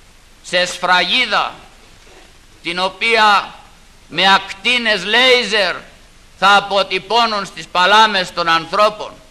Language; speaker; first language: Greek; native; Greek